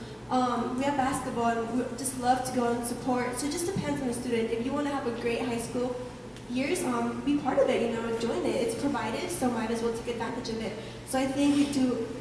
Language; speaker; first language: English; early bilingual, other home language; Spanish